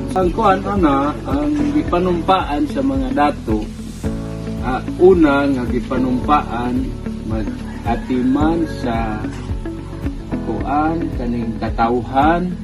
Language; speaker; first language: Cebuano; non-native, local second language; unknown